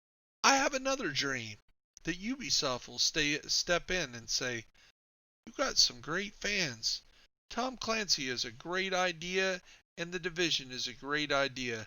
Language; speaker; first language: English; native; English